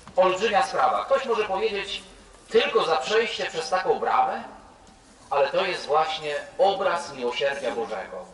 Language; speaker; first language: Polish; native; Polish